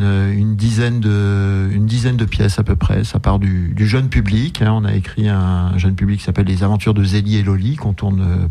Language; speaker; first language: French; native; French